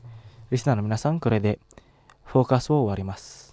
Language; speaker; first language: Japanese; non-native, fluent; Indonesian